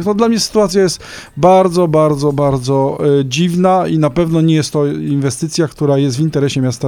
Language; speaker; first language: Polish; native; Polish